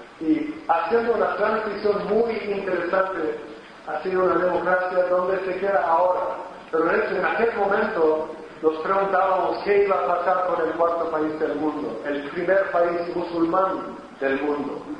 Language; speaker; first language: Spanish; non-native, fluent; English